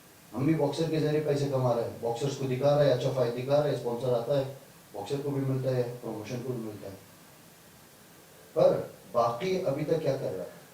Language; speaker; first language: Hindi; non-native, fluent; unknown